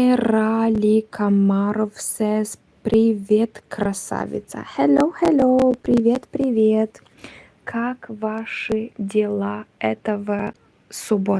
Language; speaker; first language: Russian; non-native, learner; Romanian